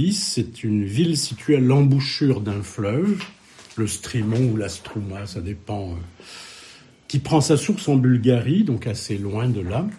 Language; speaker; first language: French; native; French